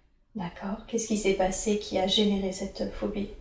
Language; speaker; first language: French; native; French